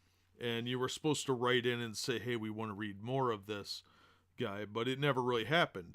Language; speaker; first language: English; native; English